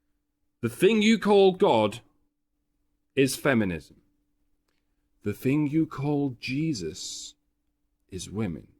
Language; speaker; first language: English; native; English